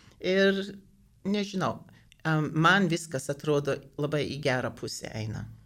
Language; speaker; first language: Lithuanian; early bilingual, heritage; Lithuanian